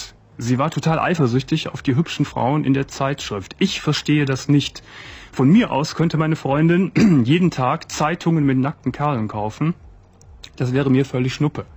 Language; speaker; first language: German; native; German